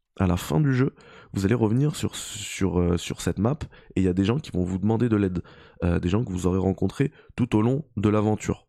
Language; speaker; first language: French; native; French